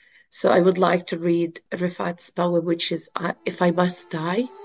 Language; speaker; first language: English; non-native, fluent; Arabic